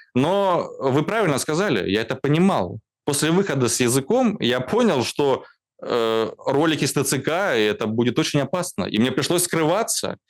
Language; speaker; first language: Russian; native; Russian